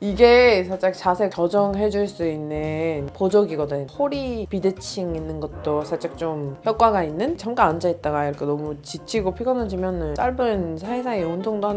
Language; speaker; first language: Korean; non-native, fluent; Georgian